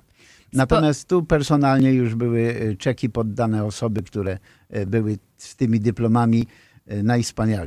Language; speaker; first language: Polish; native; Polish